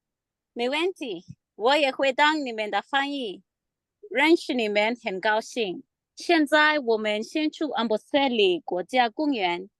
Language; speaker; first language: Chinese; non-native, learner; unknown